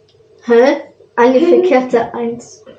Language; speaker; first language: German; native; German